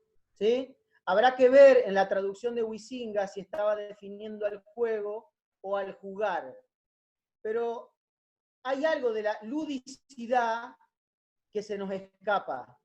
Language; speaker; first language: Spanish; native; Spanish